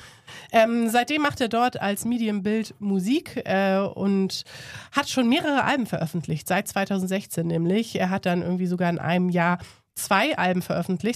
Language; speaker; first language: German; native; German